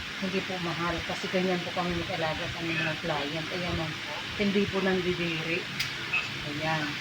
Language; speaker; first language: Filipino; non-native, local second language; Waray